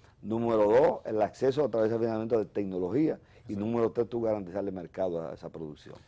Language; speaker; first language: Spanish; native; Spanish